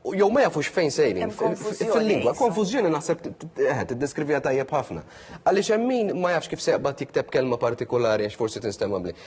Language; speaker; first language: Maltese; native; Maltese